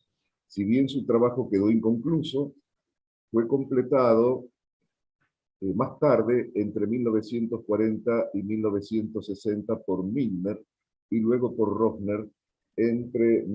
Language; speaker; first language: Spanish; native; Spanish